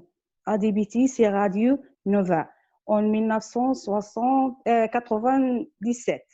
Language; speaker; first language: French; non-native, learner; Arabic